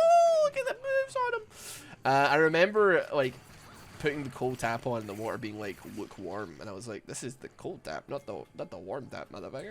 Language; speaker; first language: English; native; English